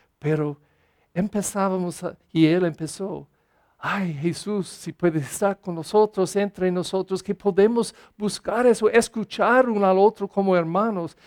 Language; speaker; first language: Spanish; non-native, fluent; English